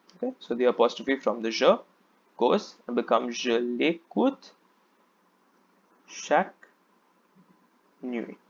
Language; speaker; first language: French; non-native, fluent; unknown